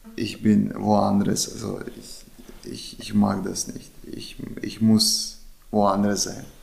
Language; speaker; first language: German; early bilingual, other home language; Russian